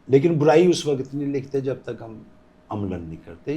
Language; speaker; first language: Urdu; non-native, local second language; Punjabi